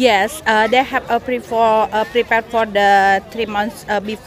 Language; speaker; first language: English; non-native, learner; Indonesian